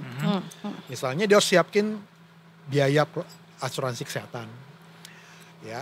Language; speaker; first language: Indonesian; native; Indonesian